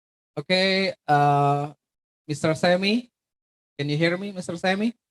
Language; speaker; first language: English; non-native, fluent; Indonesian